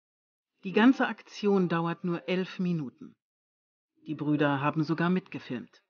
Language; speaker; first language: German; native; German